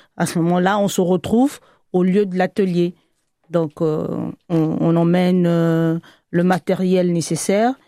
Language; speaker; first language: French; native; French